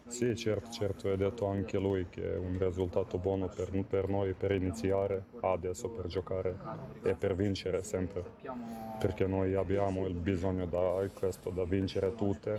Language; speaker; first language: Italian; non-native, learner; Serbian